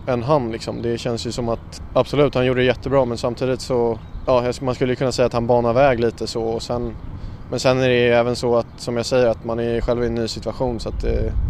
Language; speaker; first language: Swedish; native; Swedish